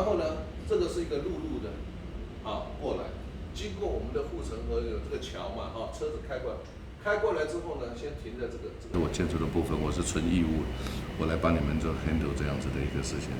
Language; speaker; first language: Chinese; native; Chinese